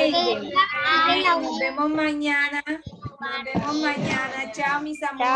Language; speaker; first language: Spanish; native; Spanish